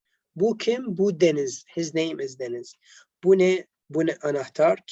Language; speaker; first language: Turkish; non-native, learner; Arabic